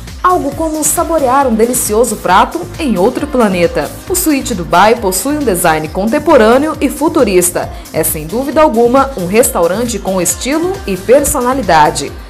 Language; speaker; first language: Portuguese; native; Portuguese